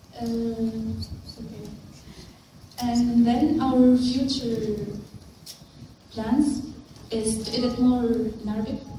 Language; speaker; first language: English; non-native, local second language; Arabic